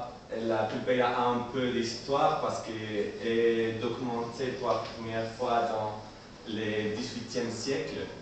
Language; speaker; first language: French; non-native, learner; Spanish